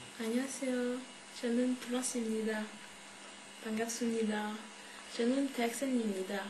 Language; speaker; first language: Korean; non-native, learner; French